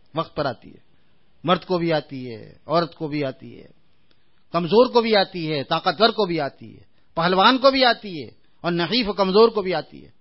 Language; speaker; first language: Urdu; native; Urdu